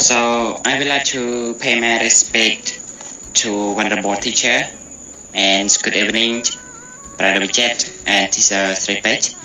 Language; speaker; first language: English; non-native, learner; Khmer